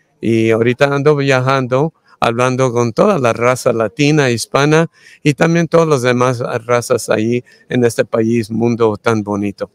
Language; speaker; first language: Spanish; early bilingual, heritage; Spanish